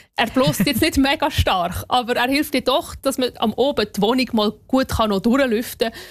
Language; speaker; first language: German; native; German